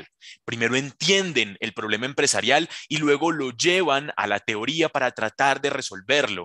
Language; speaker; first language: Spanish; native; Spanish